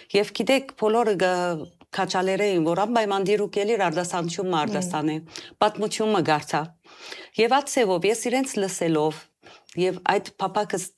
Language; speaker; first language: Armenian; early bilingual, heritage; Armenian